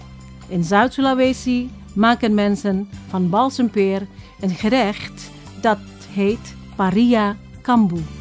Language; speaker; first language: Dutch; non-native, fluent; Indonesian